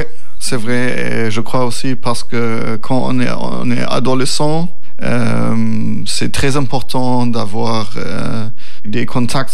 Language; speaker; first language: French; non-native, learner; German